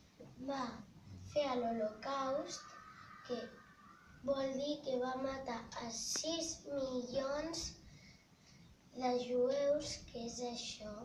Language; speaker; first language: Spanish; non-native, local second language; Catalan